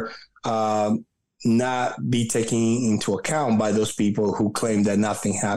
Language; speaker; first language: English; early bilingual, other home language; Spanish